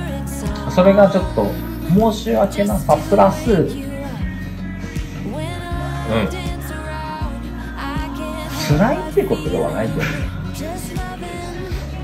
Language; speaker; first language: Japanese; native; Japanese